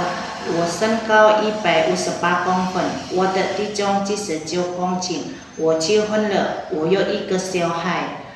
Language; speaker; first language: Chinese; non-native, learner; Indonesian